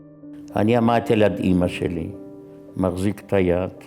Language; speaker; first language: Hebrew; non-native, fluent; Yiddish